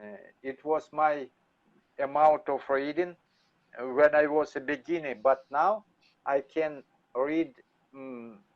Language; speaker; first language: English; non-native, learner; Russian